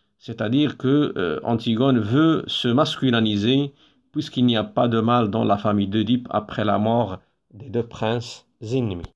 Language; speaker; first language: French; non-native, local second language; Arabic